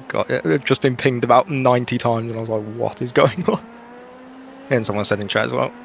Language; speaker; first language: English; native; English